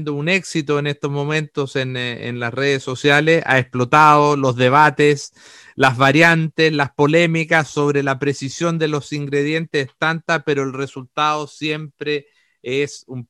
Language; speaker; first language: Spanish; native; Spanish